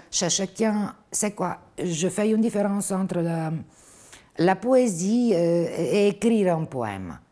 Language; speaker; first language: French; non-native, fluent; Bulgarian